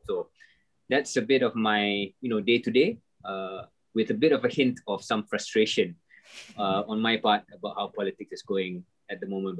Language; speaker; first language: English; non-native, local second language; Malay